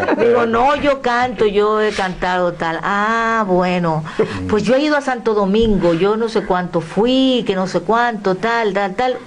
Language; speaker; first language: Spanish; native; Spanish